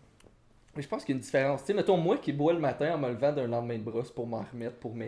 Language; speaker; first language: French; native; French